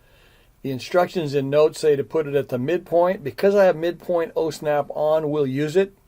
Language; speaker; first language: English; native; English